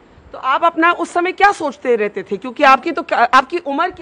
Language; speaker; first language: Hindi; native; Hindi